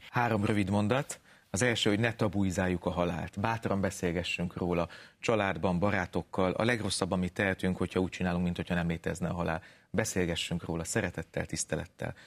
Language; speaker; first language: Hungarian; native; Hungarian